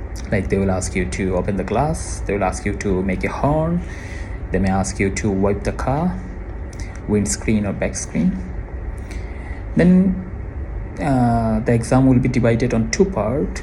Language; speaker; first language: English; non-native, local second language; Sylheti